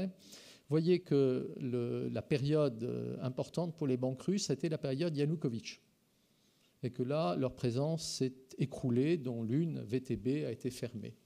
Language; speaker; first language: French; native; French